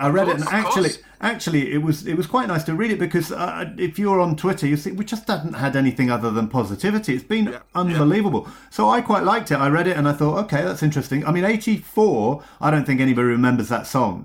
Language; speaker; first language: English; native; English